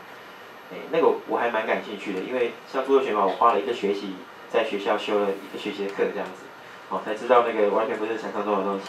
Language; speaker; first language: Chinese; native; Chinese